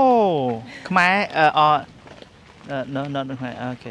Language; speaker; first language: English; non-native, learner; Khmer